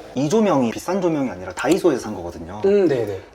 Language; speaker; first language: Korean; native; Korean